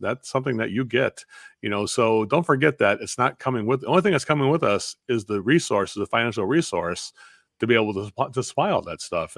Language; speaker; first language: English; native; English